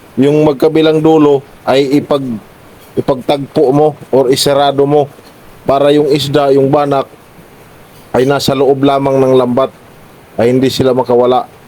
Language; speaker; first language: Filipino; non-native, local second language; Waray